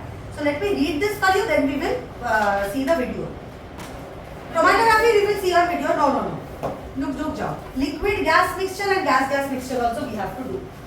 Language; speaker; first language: English; non-native, local second language; Hindi